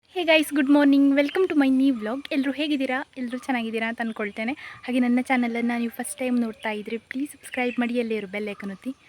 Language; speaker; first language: Kannada; native; Kannada